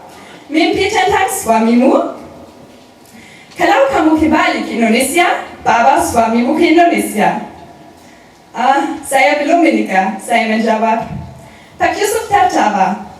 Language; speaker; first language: Indonesian; non-native, learner; German